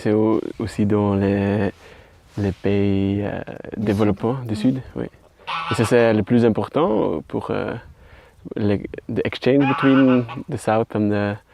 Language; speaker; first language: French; non-native, learner; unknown